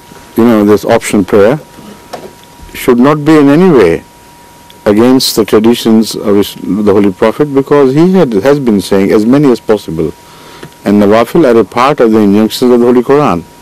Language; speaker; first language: English; non-native, local second language; Urdu